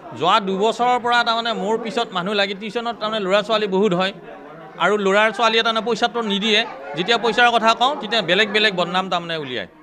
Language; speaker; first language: Assamese; native; Assamese